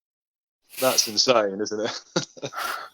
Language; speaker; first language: English; native; English